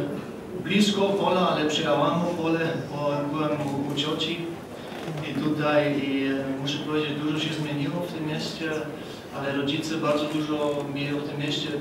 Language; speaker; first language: Polish; early bilingual, other home language; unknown